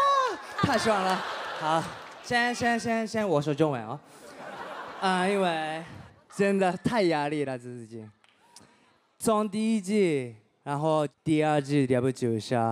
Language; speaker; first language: Chinese; non-native, learner; Japanese